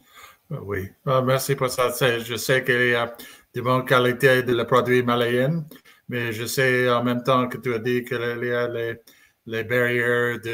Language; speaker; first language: French; non-native, learner; English